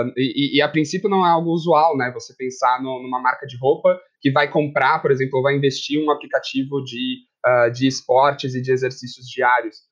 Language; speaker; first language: Portuguese; native; Portuguese